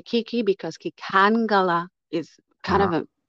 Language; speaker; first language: English; non-native, fluent; French